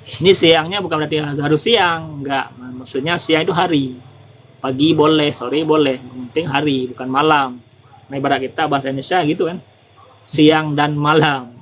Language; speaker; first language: Malay; non-native, local second language; Achinese